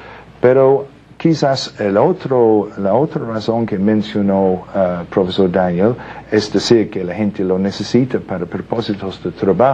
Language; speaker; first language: Spanish; non-native, fluent; English